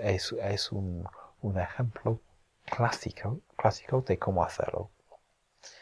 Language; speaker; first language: Spanish; non-native, fluent; English